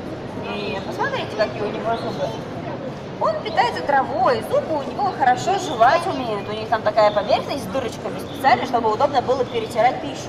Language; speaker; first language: Russian; native; Russian